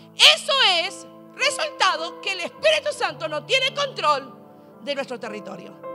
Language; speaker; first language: Spanish; early bilingual, heritage; Spanish